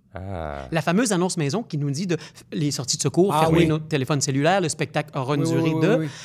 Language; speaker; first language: French; native; French